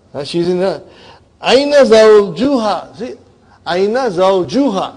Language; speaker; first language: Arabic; non-native, fluent; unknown